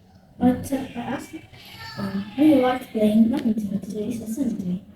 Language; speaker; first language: English; non-native, learner; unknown